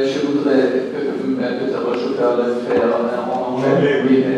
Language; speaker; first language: French; non-native, learner; German